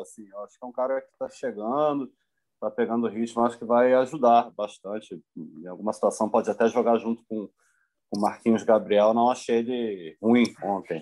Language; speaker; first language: Portuguese; native; Portuguese